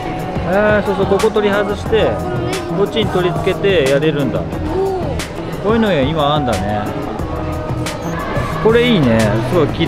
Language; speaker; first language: Japanese; native; Japanese